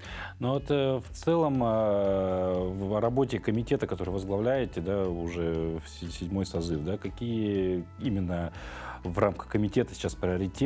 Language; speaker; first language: Russian; native; Russian